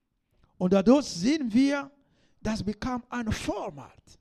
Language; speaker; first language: German; non-native, learner; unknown